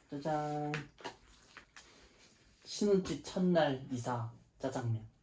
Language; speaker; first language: Korean; native; Korean